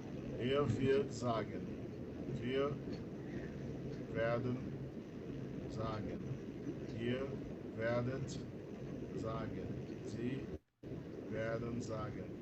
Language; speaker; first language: German; non-native, fluent; Portuguese